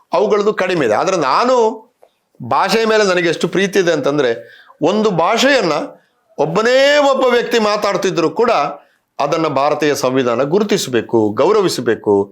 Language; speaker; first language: Kannada; non-native, local second language; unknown